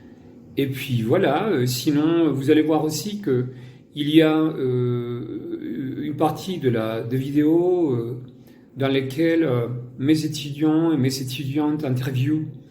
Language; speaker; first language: French; non-native, fluent; Spanish